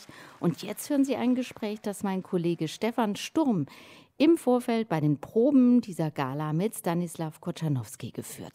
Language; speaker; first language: German; native; German